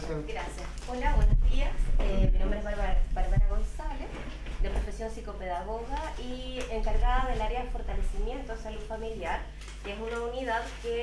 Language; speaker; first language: Spanish; native; Spanish